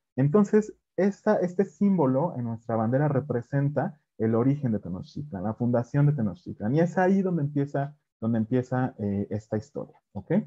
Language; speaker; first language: Spanish; native; Spanish